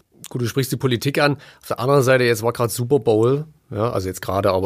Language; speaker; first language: German; native; German